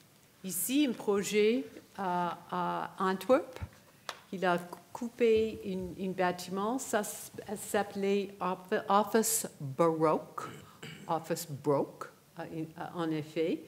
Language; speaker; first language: French; non-native, fluent; English